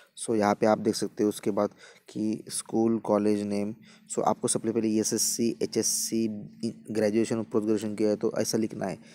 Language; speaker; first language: Hindi; non-native, local second language; Marathi